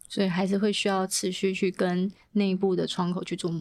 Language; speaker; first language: Chinese; native; Chinese